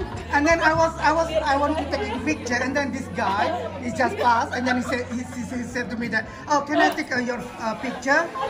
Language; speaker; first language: English; non-native, learner; Indonesian